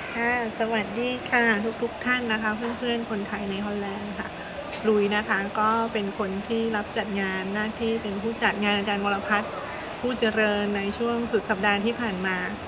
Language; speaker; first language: Thai; native; Thai